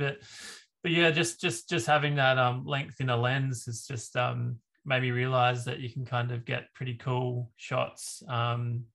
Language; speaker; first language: English; native; English